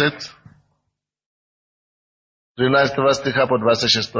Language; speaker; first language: Russian; non-native, fluent; Yoruba